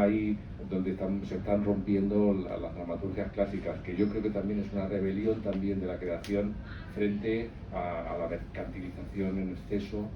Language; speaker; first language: Spanish; native; Spanish